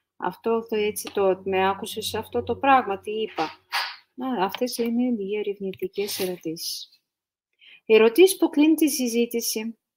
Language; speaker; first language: Greek; non-native, fluent; Russian